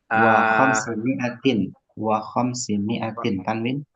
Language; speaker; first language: Arabic; non-native, fluent; Indonesian